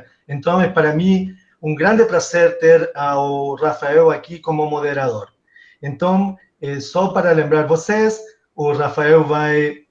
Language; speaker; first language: Portuguese; non-native, fluent; Spanish